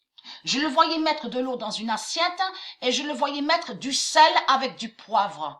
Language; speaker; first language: French; native; French